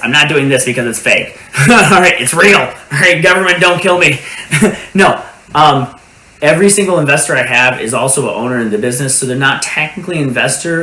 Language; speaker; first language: English; native; English